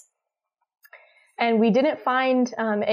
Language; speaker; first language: English; native; English